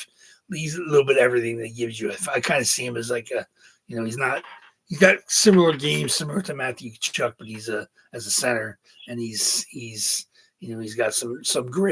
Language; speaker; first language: English; native; English